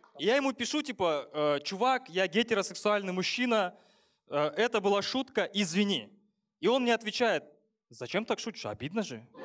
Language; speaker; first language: Russian; native; Russian